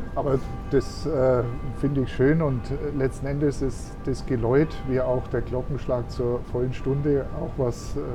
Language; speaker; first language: German; native; German